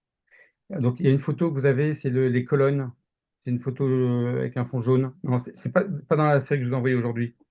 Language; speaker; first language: French; native; French